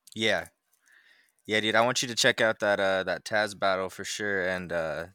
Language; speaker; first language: English; native; English